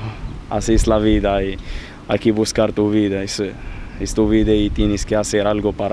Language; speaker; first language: Spanish; non-native, fluent; Arabic